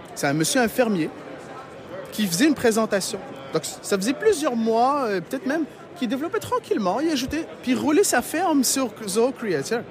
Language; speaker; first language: French; non-native, local second language; Arabic